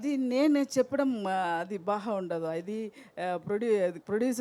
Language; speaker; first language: Telugu; non-native, fluent; Tamil